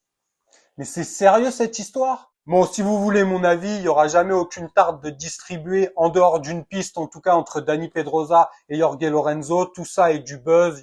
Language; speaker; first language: French; native; French